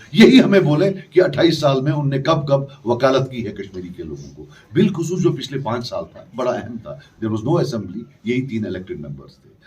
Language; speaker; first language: Urdu; non-native, local second language; Kashmiri